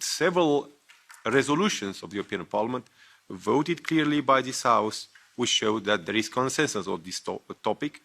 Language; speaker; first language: English; non-native, fluent; Romanian